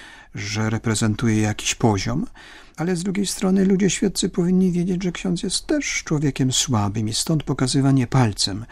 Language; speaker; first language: Polish; native; Polish